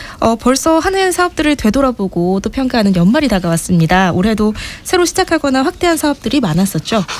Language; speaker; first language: Korean; native; Korean